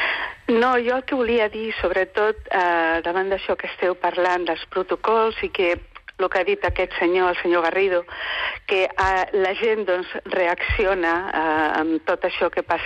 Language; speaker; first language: Catalan; native; Catalan